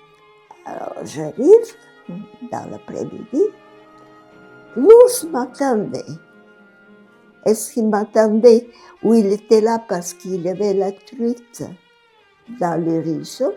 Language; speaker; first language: French; non-native, fluent; Bulgarian